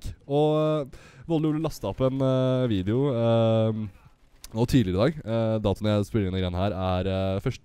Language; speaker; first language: Norwegian; native; Norwegian